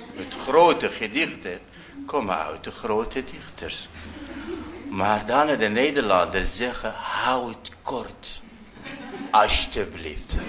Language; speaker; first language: Dutch; non-native, fluent; Arabic